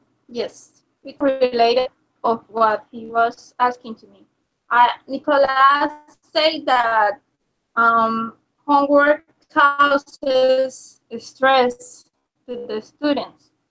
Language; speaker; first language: English; non-native, learner; Spanish